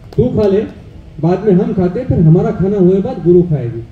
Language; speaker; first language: Hindi; non-native, local second language; Marathi